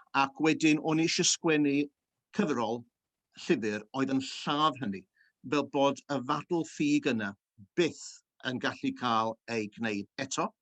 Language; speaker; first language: Welsh; early bilingual, heritage; Welsh